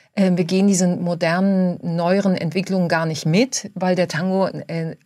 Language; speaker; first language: German; native; German